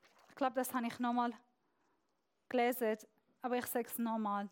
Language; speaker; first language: German; non-native, fluent; Persian